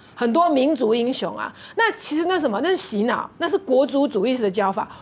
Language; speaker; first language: Chinese; non-native, local second language; Min Nan Chinese